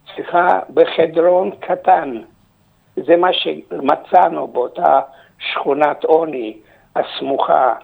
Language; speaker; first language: Hebrew; early bilingual, other home language; Romanian